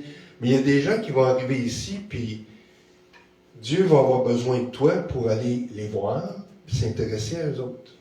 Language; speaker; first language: French; native; French